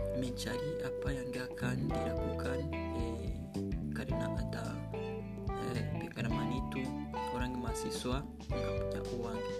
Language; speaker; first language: Indonesian; non-native, learner; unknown